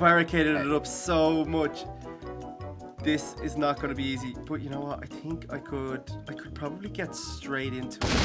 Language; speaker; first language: English; native; English